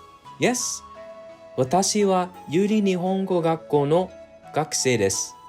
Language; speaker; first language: Japanese; non-native, learner; English